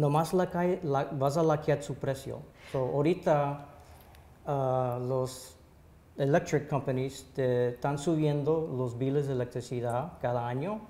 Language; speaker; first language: Spanish; early bilingual, heritage; Spanish